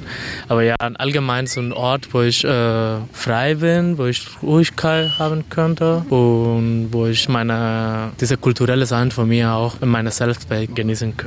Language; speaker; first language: German; non-native, fluent; Spanish